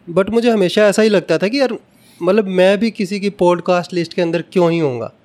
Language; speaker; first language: Hindi; native; Hindi